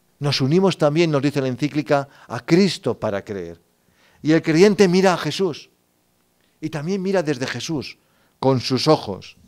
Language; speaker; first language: Spanish; native; Spanish